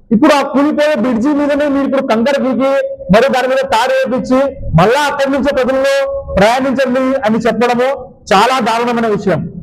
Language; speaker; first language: Telugu; native; Telugu